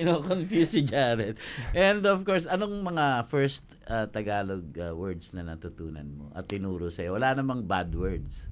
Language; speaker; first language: Filipino; native; Filipino